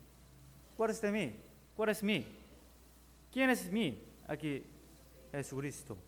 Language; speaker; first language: Spanish; non-native, learner; Korean